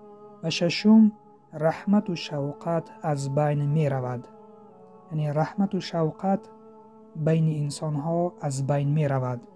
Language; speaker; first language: Persian; native; Persian